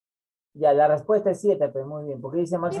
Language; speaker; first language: Spanish; native; Spanish